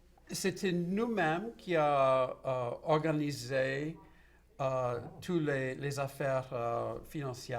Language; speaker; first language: French; non-native, local second language; English